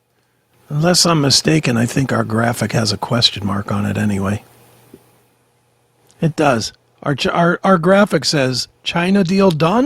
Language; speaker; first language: English; native; English